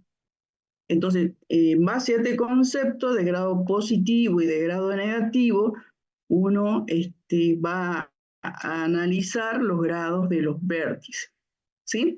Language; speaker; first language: Spanish; native; Spanish